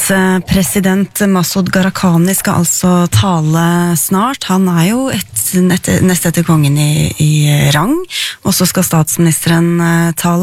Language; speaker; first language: Norwegian; native; Norwegian